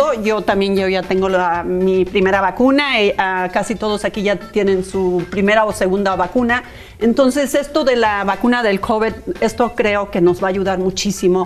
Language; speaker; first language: Spanish; native; Spanish